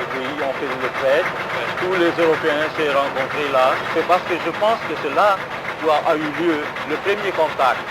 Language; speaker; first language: French; non-native, fluent; Bangla